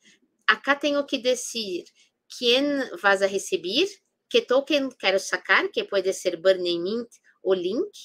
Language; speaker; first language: Spanish; non-native, fluent; Portuguese